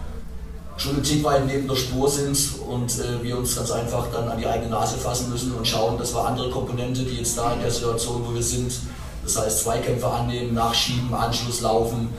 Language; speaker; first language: German; native; German